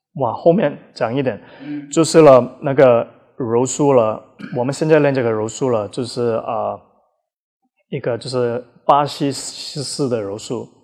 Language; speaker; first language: Chinese; early bilingual, heritage; Chinese